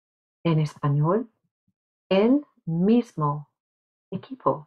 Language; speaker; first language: Spanish; non-native, fluent; English